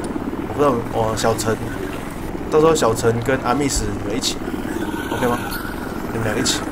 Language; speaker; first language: Chinese; native; Chinese